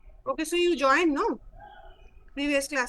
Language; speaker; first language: English; non-native, fluent; Hindi